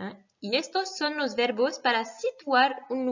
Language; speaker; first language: Spanish; non-native, fluent; French